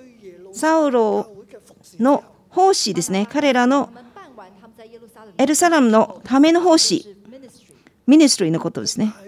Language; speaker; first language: Japanese; non-native, fluent; Chinese